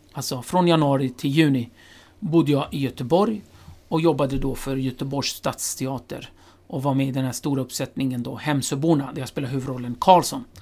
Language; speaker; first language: Swedish; early bilingual, other home language; Kurdish